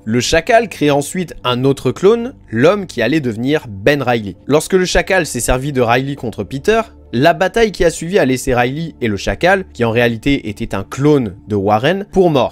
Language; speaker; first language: French; native; French